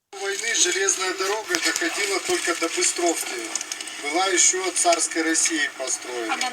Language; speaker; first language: Russian; native; Russian